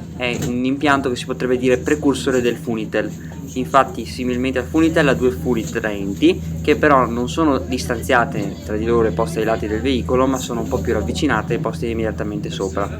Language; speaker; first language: Italian; native; Italian